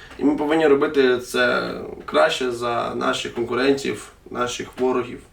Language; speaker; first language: Ukrainian; non-native, local second language; Russian